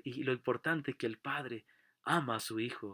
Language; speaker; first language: Spanish; native; Spanish